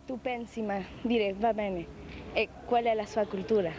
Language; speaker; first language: Italian; non-native, learner; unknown